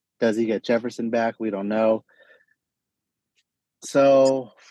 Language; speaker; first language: English; native; English